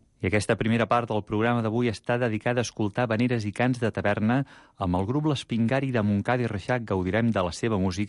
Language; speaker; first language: Catalan; native; Catalan